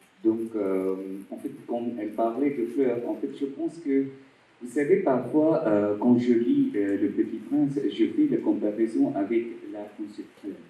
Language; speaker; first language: French; non-native, fluent; Bangla